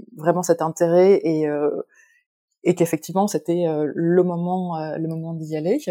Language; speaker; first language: French; native; French